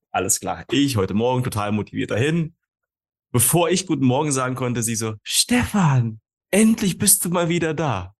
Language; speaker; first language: German; native; German